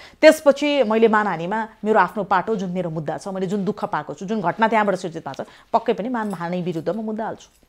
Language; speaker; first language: Nepali; native; Nepali